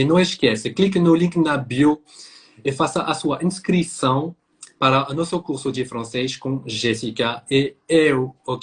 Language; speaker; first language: Portuguese; non-native, learner; French